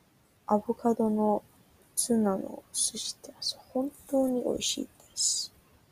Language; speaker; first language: Japanese; early bilingual, heritage; Japanese